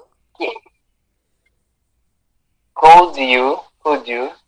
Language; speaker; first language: English; non-native, learner; Portuguese